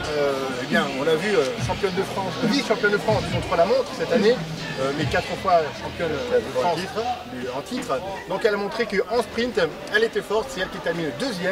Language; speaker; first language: French; native; French